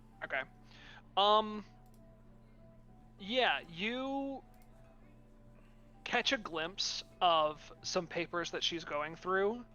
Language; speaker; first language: English; native; English